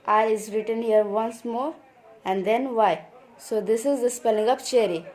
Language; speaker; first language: English; non-native, local second language; Hindi